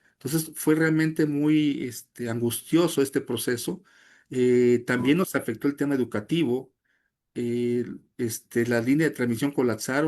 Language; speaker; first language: Spanish; native; Spanish